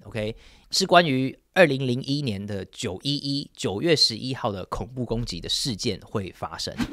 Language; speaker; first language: Chinese; native; Chinese